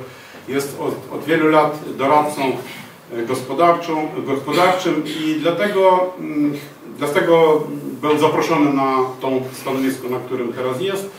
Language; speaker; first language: Polish; non-native, fluent; Ukrainian